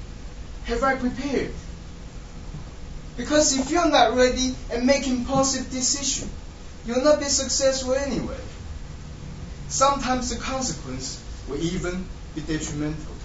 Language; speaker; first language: English; non-native, fluent; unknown